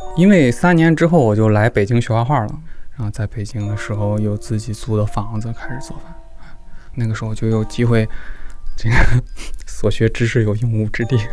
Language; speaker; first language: Chinese; native; Chinese